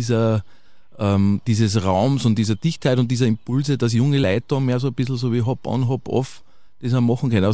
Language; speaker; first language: German; native; German